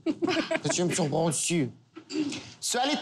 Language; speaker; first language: Arabic; native; Arabic